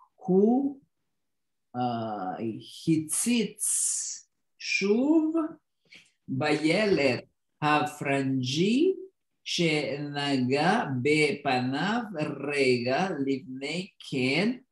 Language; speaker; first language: Hebrew; non-native, learner; Indonesian